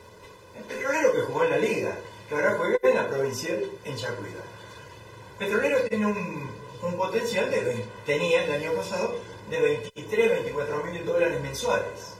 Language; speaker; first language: Spanish; native; Spanish